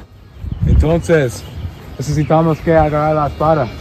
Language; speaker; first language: Spanish; non-native, learner; English